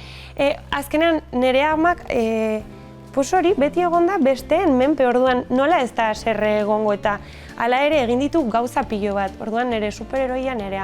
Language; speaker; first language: Basque; non-native, local second language; Spanish